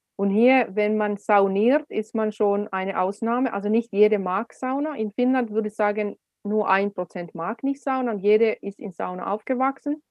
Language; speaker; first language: German; non-native, fluent; Finnish